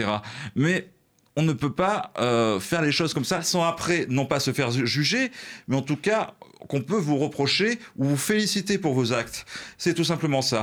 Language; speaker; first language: French; native; French